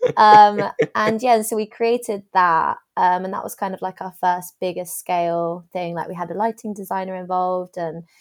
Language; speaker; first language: English; native; English